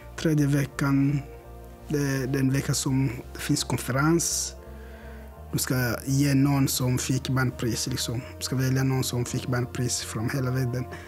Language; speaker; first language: Swedish; non-native, learner; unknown